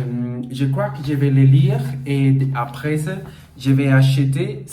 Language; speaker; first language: French; non-native, learner; Portuguese